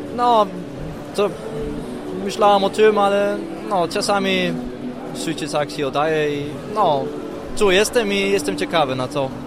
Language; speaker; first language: Polish; non-native, learner; Danish